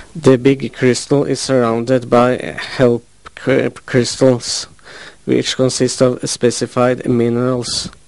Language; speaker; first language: English; non-native, fluent; Norwegian